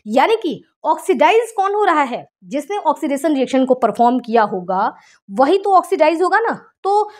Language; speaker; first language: Hindi; native; Hindi